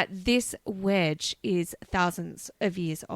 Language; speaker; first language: English; native; English